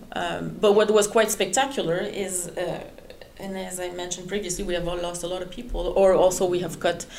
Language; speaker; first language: English; non-native, fluent; French